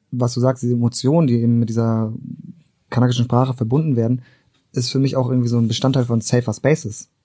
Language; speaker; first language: German; early bilingual, other home language; Turkish